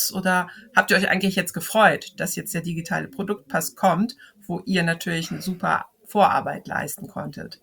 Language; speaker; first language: German; native; German